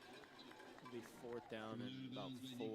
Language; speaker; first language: English; native; English